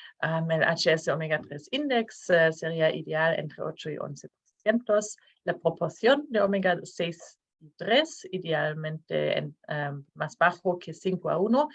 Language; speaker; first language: Spanish; non-native, fluent; Norwegian